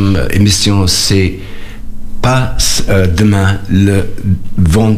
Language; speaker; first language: French; non-native, learner; English